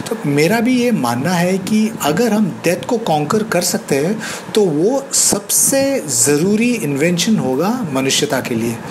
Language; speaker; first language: Hindi; native; Hindi